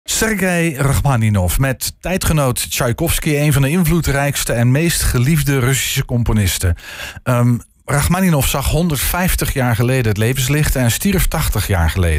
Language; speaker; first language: Dutch; native; Dutch